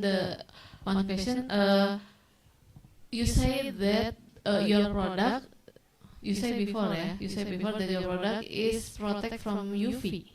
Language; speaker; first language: English; non-native, learner; Indonesian